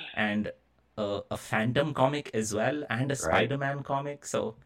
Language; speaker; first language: English; non-native, local second language; Bangla